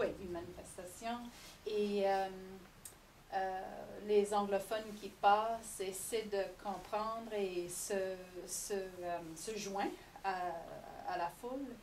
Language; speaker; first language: French; non-native, fluent; English